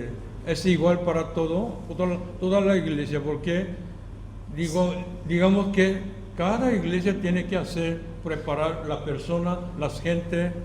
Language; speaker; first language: Spanish; non-native, learner; Korean